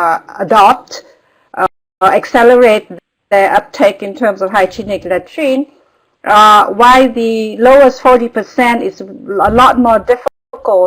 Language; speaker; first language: English; non-native, fluent; Vietnamese